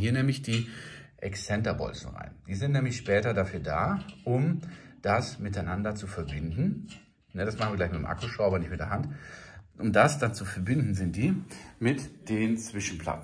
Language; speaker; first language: German; native; German